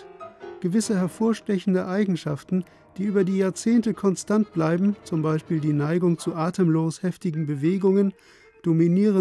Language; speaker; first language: German; native; German